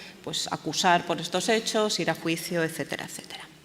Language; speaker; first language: Spanish; native; Spanish